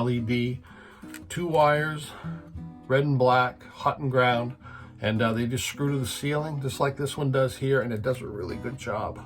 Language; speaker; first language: English; native; English